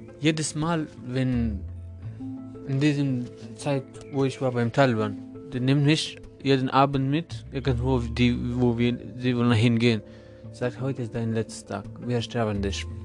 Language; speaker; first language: German; non-native, learner; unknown